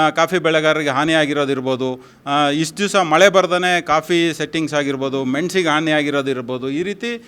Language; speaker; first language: Kannada; native; Kannada